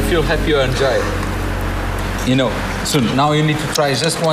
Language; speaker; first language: English; non-native, learner; Portuguese